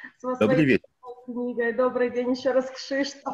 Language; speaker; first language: Russian; native; Russian